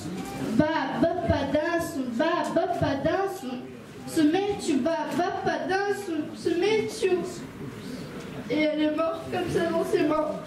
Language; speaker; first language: French; early bilingual, other home language; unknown